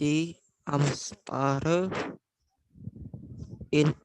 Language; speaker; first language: German; non-native, learner; Indonesian